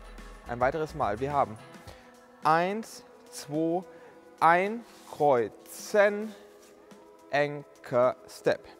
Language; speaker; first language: German; native; German